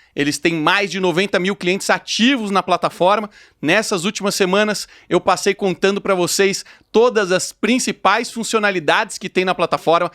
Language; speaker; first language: Portuguese; native; Portuguese